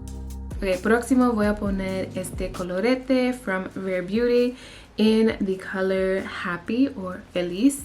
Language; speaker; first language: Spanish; early bilingual, heritage; English